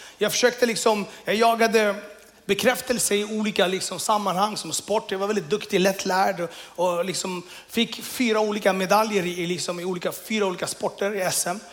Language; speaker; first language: Swedish; early bilingual, other home language; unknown